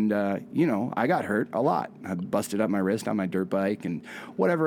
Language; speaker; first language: English; native; English